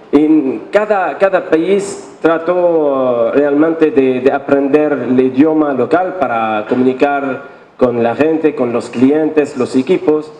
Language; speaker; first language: Spanish; non-native, fluent; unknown